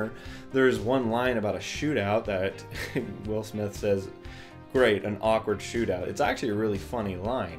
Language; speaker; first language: English; native; English